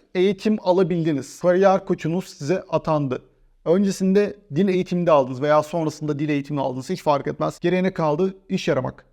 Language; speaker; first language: Turkish; native; Turkish